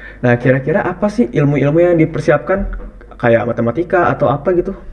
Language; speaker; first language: Indonesian; native; Indonesian